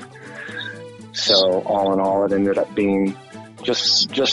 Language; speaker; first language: English; native; English